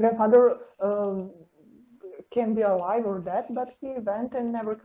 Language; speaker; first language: English; non-native, learner; Serbian